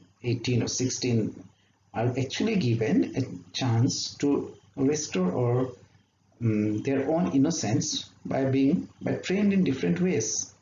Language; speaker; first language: English; non-native, local second language; Assamese